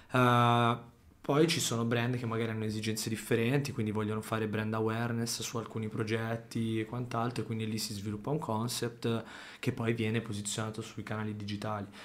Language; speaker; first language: Italian; native; Italian